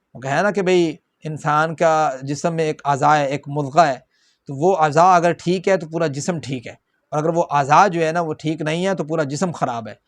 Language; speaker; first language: Urdu; non-native, local second language; Punjabi